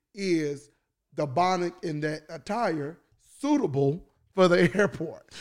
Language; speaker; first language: English; native; English